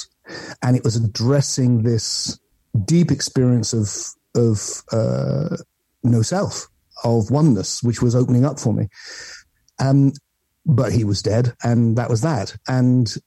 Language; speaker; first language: English; native; English